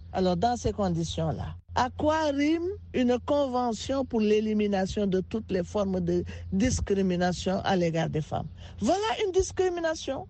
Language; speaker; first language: French; non-native, local second language; Wolof